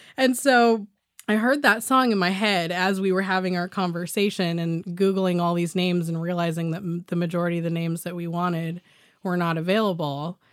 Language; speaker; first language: English; native; English